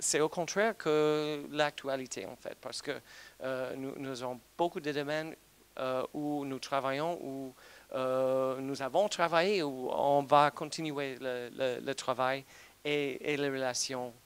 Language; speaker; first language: French; non-native, fluent; English